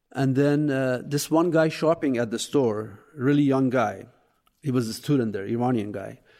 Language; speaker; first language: English; non-native, fluent; Persian